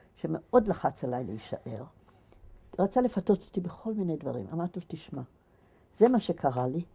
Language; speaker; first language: Hebrew; native; Hebrew